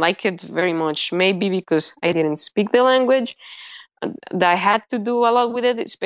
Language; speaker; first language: English; early bilingual, other home language; Spanish